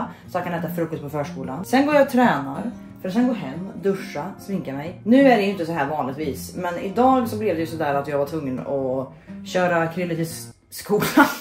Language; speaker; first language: Swedish; native; Swedish